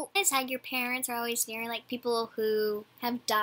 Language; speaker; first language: English; native; English